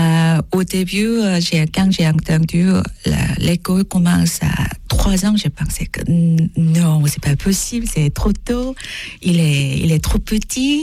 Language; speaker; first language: French; non-native, learner; Korean